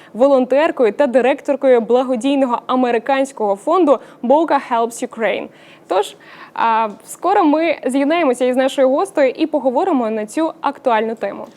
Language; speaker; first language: Ukrainian; native; Ukrainian